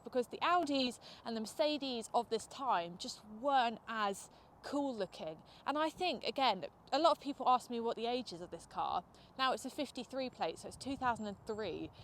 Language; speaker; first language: English; native; English